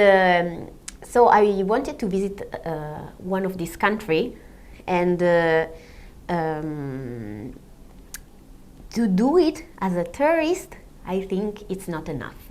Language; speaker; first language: English; non-native, fluent; Italian